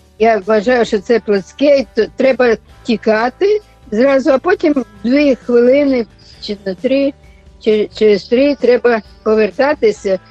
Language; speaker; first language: Ukrainian; native; Ukrainian